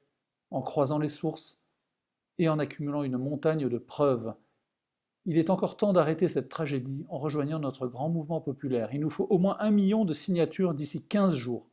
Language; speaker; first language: French; native; French